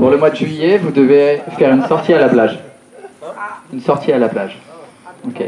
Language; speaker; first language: French; native; French